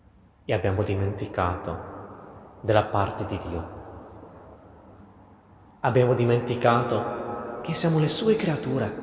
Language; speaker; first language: Italian; non-native, fluent; Portuguese